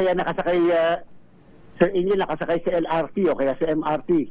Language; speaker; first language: Filipino; native; Filipino